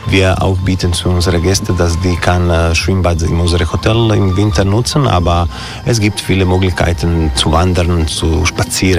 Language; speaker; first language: German; non-native, learner; Croatian